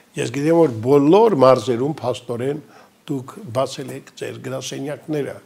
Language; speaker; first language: Armenian; native; Armenian